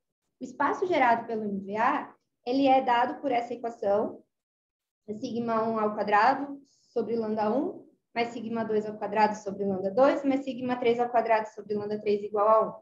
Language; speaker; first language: Portuguese; native; Portuguese